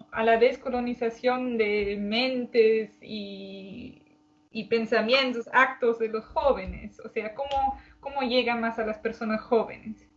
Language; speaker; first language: Spanish; non-native, fluent; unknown